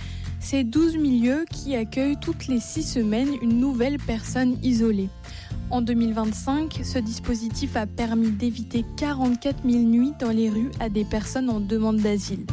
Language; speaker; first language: French; native; French